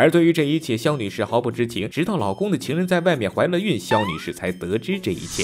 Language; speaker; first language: Chinese; native; Chinese